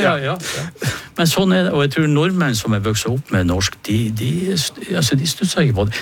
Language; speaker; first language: Norwegian; native; Norwegian